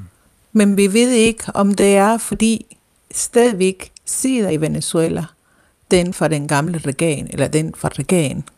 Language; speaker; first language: Danish; non-native, fluent; Spanish